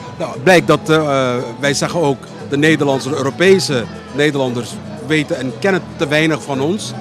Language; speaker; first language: Dutch; non-native, local second language; Papiamento